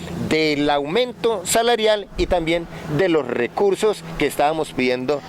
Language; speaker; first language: Spanish; native; Spanish